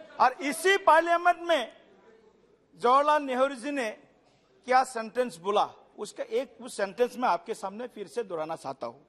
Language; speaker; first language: Hindi; non-native, local second language; Assamese